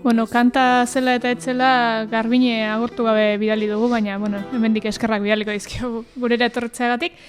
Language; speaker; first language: Basque; native; Basque